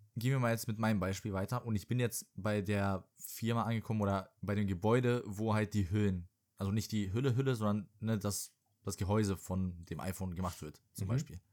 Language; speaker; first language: German; early bilingual, heritage; Serbian